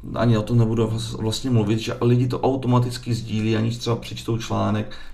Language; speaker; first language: Czech; native; Czech